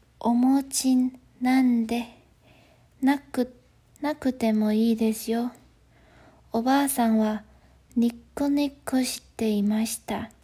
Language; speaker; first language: Japanese; non-native, learner; Chinese